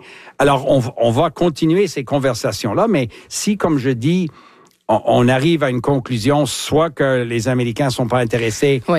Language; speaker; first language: French; native; French